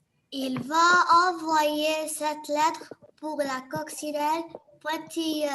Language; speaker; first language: French; non-native, learner; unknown